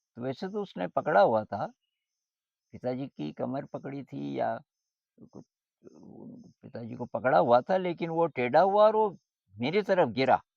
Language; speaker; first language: Hindi; native; Hindi